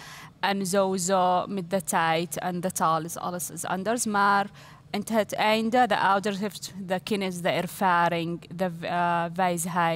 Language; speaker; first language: Dutch; non-native, learner; Arabic